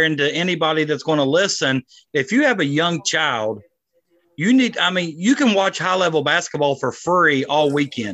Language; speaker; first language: English; native; English